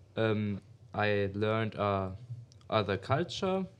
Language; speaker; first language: English; non-native, learner; German